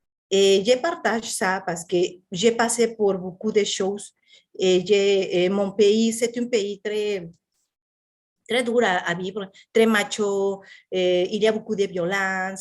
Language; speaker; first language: French; non-native, fluent; Spanish